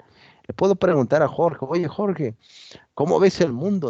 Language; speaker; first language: Spanish; native; Spanish